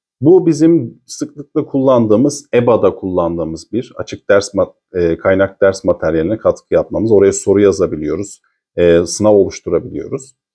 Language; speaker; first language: Turkish; native; Turkish